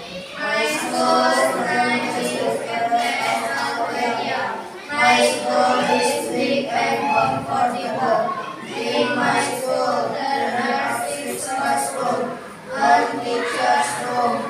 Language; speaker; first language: English; non-native, learner; Indonesian